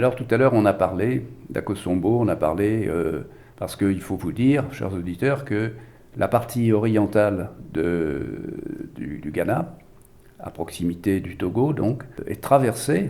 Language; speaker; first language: French; native; French